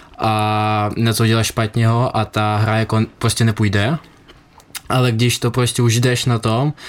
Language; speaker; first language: Czech; non-native, learner; Ukrainian